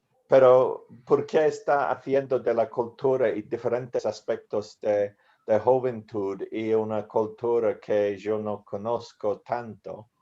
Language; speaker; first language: Spanish; non-native, learner; English